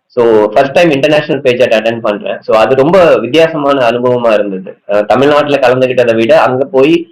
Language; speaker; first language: Tamil; native; Tamil